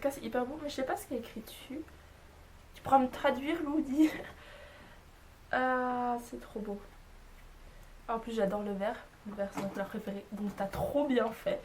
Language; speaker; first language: French; native; French